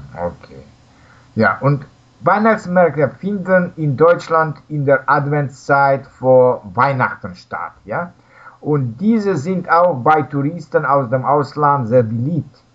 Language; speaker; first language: German; non-native, learner; Russian